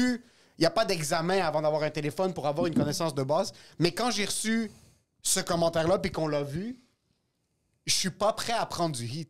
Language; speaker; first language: French; native; French